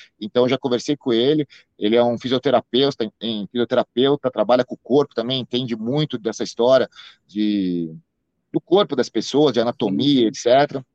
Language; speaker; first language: Portuguese; native; Portuguese